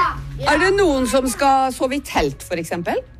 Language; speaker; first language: Norwegian; native; Norwegian